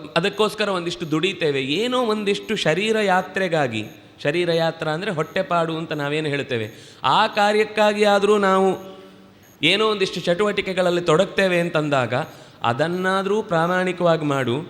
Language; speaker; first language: Kannada; non-native, local second language; Tulu